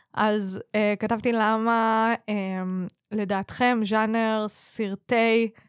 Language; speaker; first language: Hebrew; native; Hebrew